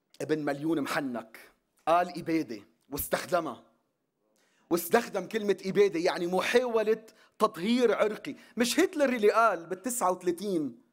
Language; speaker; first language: Arabic; non-native, local second language; Armenian